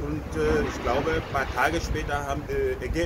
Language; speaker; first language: German; non-native, fluent; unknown